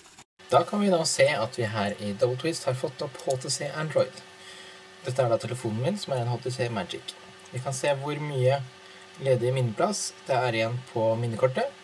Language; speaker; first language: Norwegian; native; Norwegian